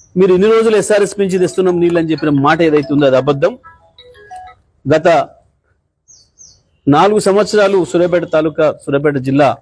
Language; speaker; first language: Telugu; native; Telugu